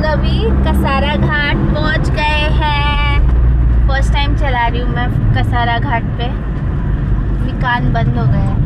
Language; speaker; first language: Hindi; non-native, local second language; Marathi